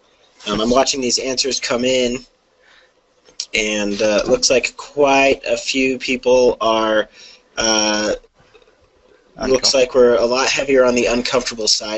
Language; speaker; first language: English; native; English